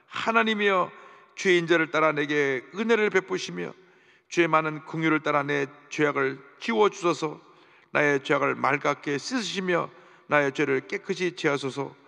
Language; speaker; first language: Korean; native; Korean